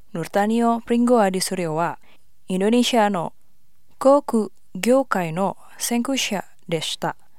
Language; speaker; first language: Japanese; non-native, fluent; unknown